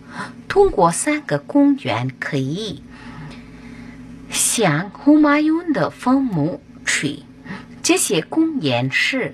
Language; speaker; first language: Chinese; non-native, fluent; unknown